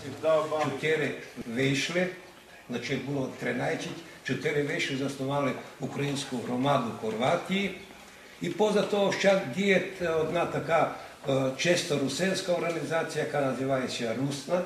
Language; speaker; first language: Ukrainian; early bilingual, heritage; Ukrainian